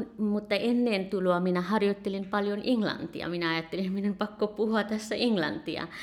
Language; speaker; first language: Finnish; non-native, learner; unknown